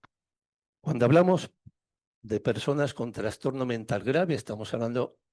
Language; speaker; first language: Spanish; native; Spanish